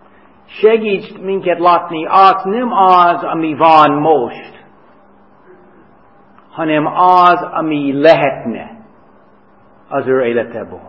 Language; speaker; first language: Hungarian; non-native, fluent; English